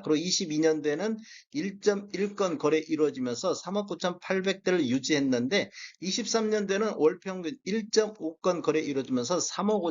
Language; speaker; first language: Korean; native; Korean